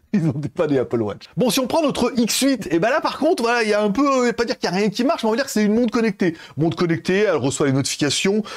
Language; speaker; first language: French; native; French